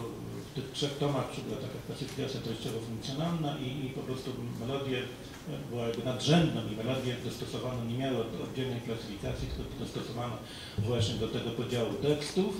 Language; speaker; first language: Polish; native; Polish